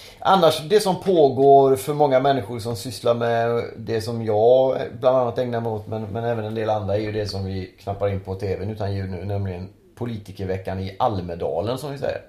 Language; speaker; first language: Swedish; native; Swedish